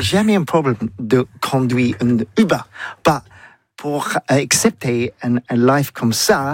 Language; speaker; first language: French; non-native, learner; English